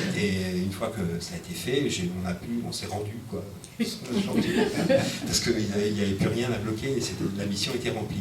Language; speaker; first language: French; native; French